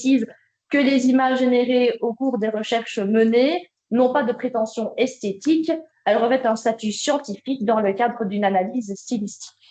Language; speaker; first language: French; native; French